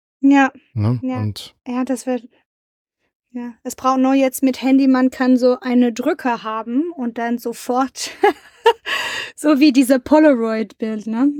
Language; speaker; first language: German; non-native, learner; French